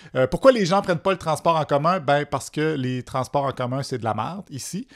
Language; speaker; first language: French; native; French